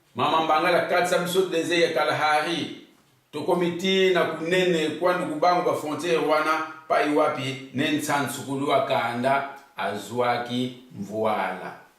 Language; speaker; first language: Lingala; non-native, local second language; Kongo